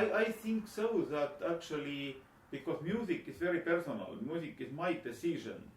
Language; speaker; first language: English; non-native, learner; Estonian